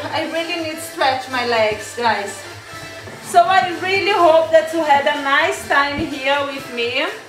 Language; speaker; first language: English; non-native, fluent; Portuguese